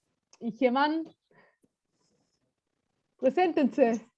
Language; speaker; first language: Spanish; non-native, fluent; German